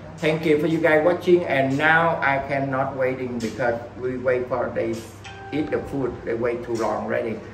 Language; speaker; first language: English; non-native, learner; Vietnamese